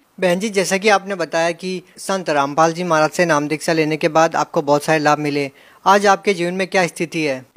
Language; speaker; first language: Hindi; native; Hindi